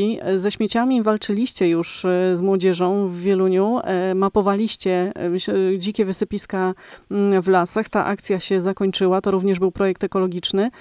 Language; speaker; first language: Polish; native; Polish